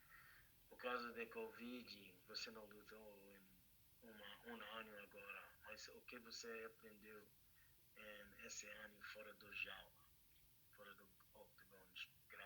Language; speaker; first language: Portuguese; non-native, fluent; English